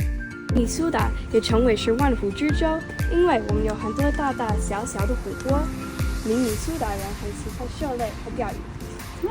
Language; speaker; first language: Chinese; non-native, learner; English